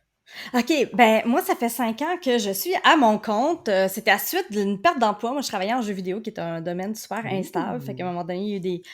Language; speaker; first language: French; native; French